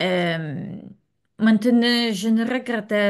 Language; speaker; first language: French; non-native, learner; Serbian